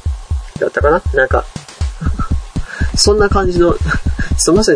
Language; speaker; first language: Japanese; native; Japanese